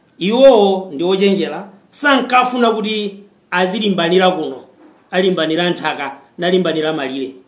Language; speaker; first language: Nyanja; non-native, fluent; Kinyarwanda